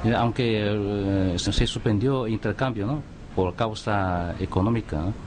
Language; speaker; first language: Spanish; non-native, fluent; Chinese